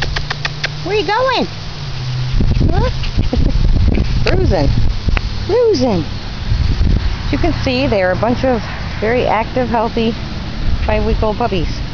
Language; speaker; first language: English; native; English